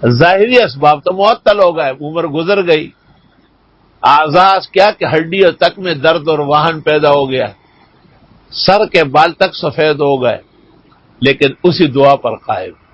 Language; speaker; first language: Urdu; non-native, local second language; Pashto